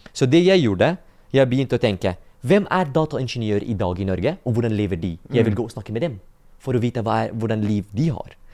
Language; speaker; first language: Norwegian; non-native, fluent; Arabic